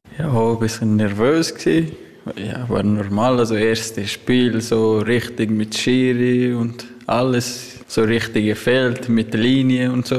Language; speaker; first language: German; non-native, learner; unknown